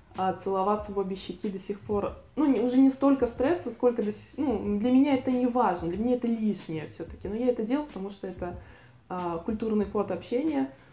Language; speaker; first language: Russian; native; Russian